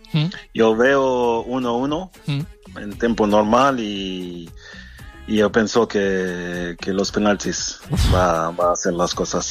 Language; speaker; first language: Spanish; non-native, fluent; French